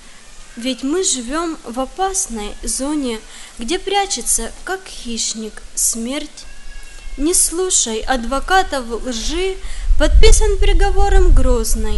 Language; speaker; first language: Russian; native; Russian